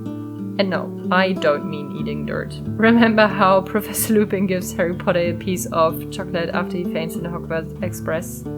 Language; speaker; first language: English; non-native, fluent; German